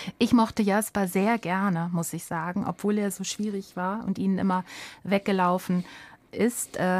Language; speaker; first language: German; native; German